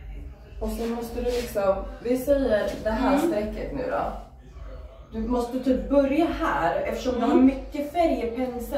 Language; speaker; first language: Swedish; native; Swedish